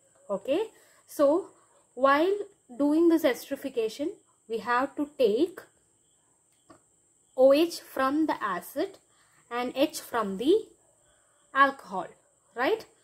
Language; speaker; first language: English; non-native, local second language; Malayalam